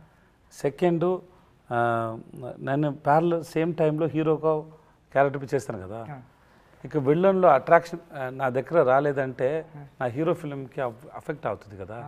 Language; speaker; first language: Telugu; non-native, local second language; Tamil